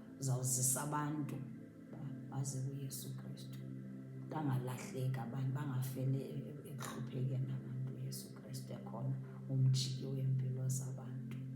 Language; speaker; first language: Xhosa; native; Xhosa